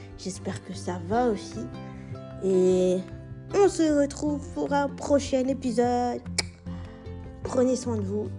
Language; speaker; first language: French; native; French